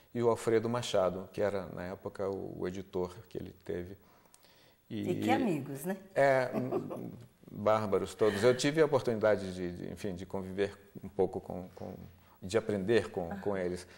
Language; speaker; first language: Portuguese; early bilingual, other home language; Spanish